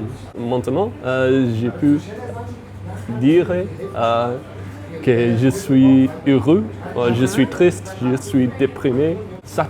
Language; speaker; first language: French; non-native, learner; English